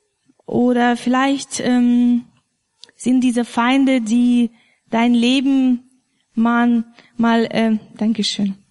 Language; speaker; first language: German; non-native, fluent; Russian